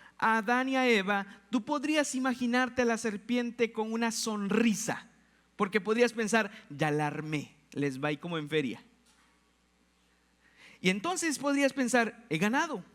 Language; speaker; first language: Spanish; native; Spanish